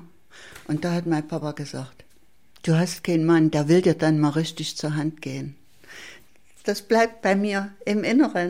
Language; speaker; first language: German; native; German